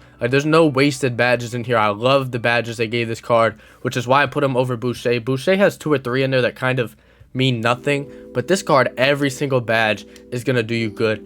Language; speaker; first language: English; native; English